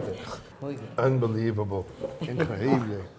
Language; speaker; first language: Spanish; non-native, learner; English